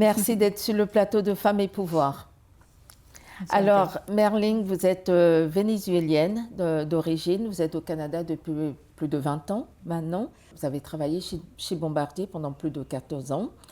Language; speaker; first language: French; native; French